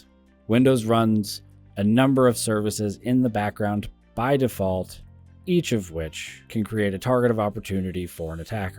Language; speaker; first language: English; native; English